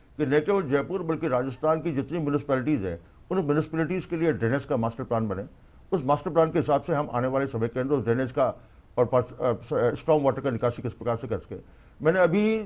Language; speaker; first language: Hindi; native; Hindi